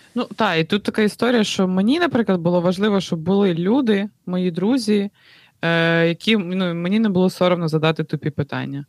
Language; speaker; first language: Ukrainian; native; Ukrainian